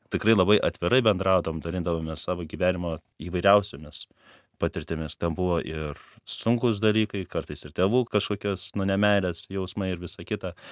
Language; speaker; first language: Lithuanian; native; Lithuanian